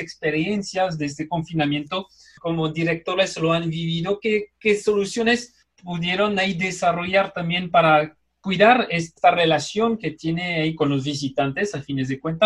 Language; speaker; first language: Spanish; native; Spanish